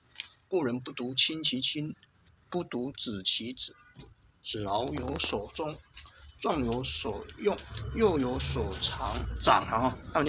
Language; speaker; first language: Chinese; native; Chinese